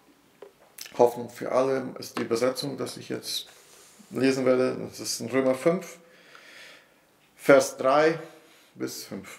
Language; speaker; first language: German; non-native, fluent; Portuguese